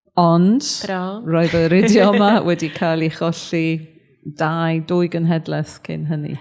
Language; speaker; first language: Welsh; non-native, local second language; English